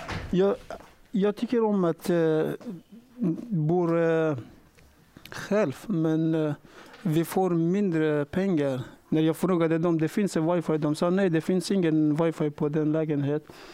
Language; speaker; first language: Swedish; non-native, learner; Persian